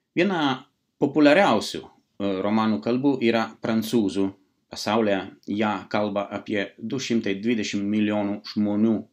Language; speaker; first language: Lithuanian; non-native, fluent; Italian